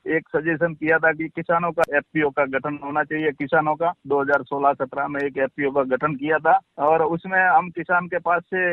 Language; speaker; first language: Hindi; non-native, local second language; Gujarati